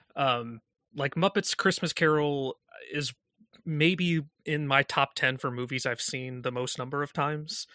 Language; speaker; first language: English; native; English